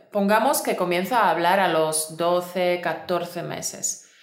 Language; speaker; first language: Spanish; native; Spanish